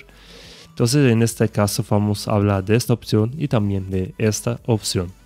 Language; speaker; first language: Spanish; non-native, fluent; Portuguese